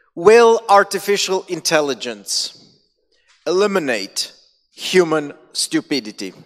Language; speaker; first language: English; non-native, fluent; Romanian